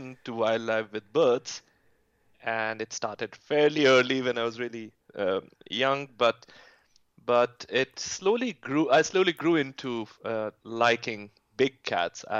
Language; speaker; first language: English; non-native, local second language; Hindi